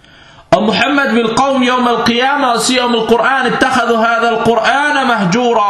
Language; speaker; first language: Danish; non-native, fluent; Arabic